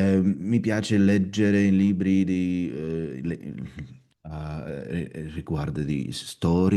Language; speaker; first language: Italian; non-native, learner; Russian